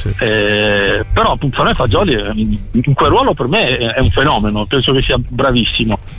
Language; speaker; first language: Italian; native; Italian